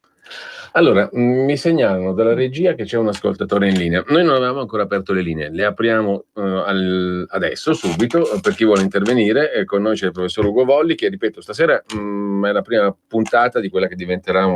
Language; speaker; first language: Italian; native; Italian